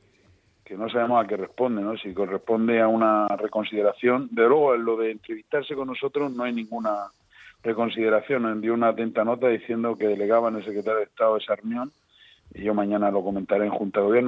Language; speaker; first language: Spanish; native; Spanish